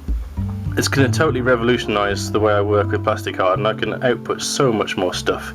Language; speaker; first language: English; native; English